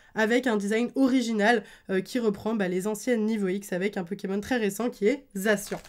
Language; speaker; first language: French; native; French